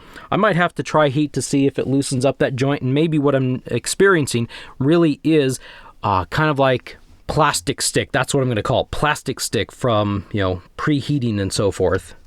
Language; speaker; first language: English; native; English